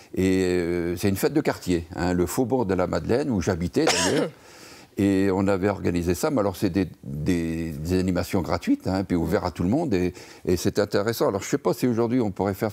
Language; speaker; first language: French; native; French